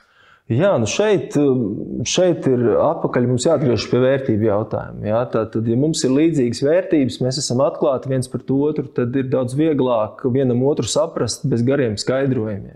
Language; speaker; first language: Latvian; native; Latvian